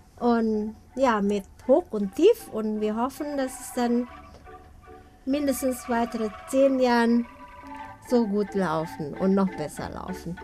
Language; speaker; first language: German; non-native, fluent; Indonesian